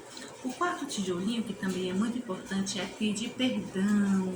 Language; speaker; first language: Portuguese; native; Portuguese